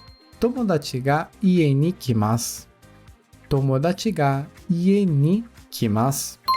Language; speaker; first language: Japanese; non-native, learner; Portuguese